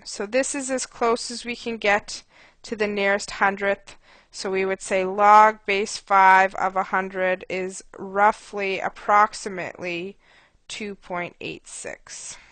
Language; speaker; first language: English; native; English